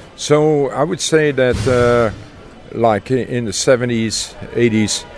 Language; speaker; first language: English; non-native, fluent; Dutch